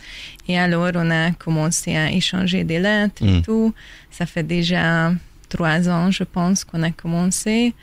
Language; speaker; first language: French; non-native, fluent; Hungarian